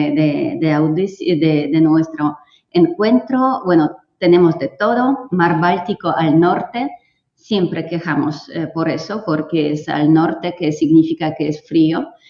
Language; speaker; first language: Spanish; non-native, fluent; Polish